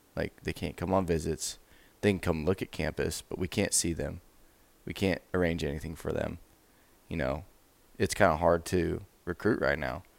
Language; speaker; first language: English; native; English